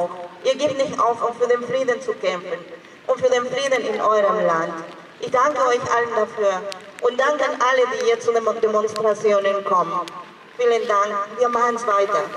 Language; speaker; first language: German; non-native, fluent; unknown